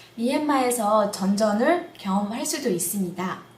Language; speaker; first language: Korean; non-native, fluent; Burmese